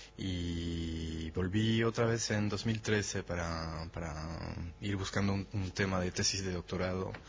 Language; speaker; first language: Spanish; non-native, fluent; French